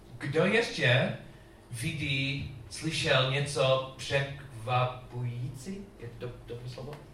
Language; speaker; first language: Czech; non-native, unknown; English